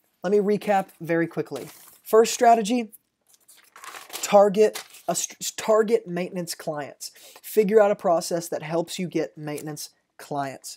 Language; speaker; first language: English; native; English